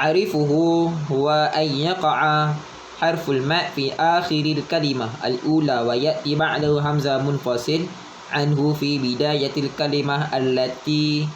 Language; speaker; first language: Arabic; non-native, learner; Malay